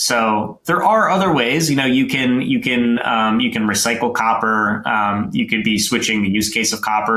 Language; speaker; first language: English; native; English